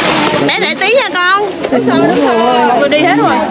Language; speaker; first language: Vietnamese; native; Vietnamese